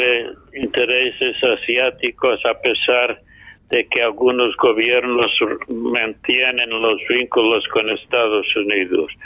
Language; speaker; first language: Spanish; non-native, fluent; English